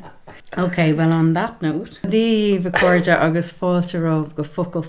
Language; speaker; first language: Irish; non-native, local second language; English